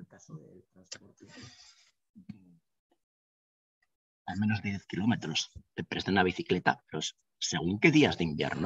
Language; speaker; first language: Spanish; native; Spanish